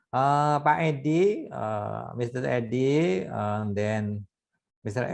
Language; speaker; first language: English; non-native, fluent; Indonesian